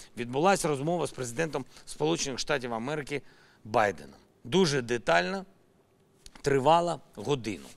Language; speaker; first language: Ukrainian; non-native, local second language; Russian